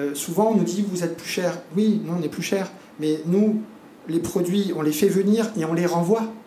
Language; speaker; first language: French; native; French